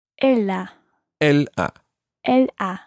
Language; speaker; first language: French; non-native, learner; English